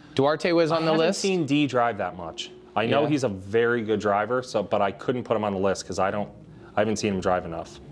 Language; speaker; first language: English; native; English